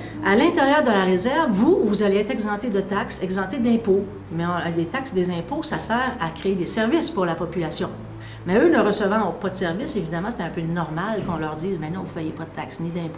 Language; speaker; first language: French; native; French